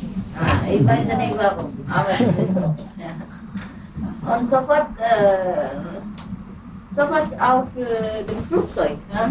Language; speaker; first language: German; non-native, learner; Vietnamese